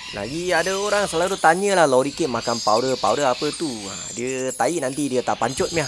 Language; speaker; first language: Malay; non-native, local second language; Chinese